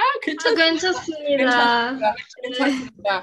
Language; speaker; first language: Korean; non-native, learner; Filipino